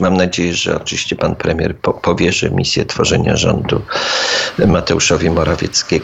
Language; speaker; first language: Polish; native; Polish